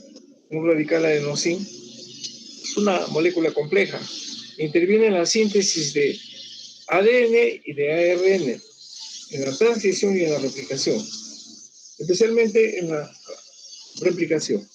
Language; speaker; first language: Spanish; native; Spanish